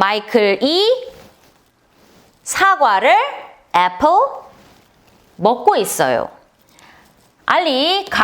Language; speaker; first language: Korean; non-native, fluent; Bosnian